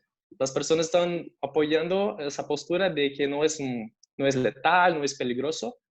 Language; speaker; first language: Spanish; non-native, fluent; Portuguese